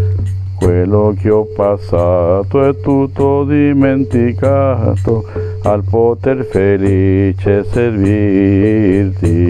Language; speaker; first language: Italian; non-native, learner; Spanish